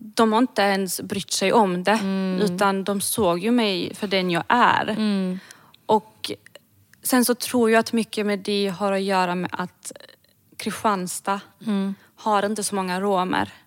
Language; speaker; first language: Swedish; early bilingual, other home language; Serbian